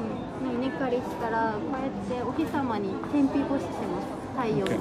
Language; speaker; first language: Japanese; native; Japanese